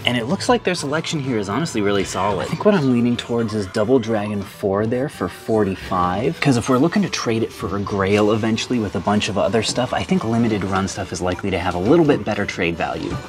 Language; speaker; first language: English; native; English